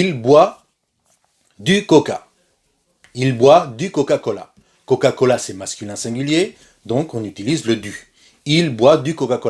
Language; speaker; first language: French; non-native, fluent; Spanish